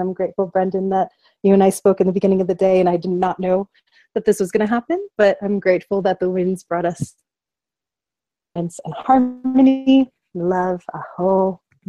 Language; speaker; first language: English; native; English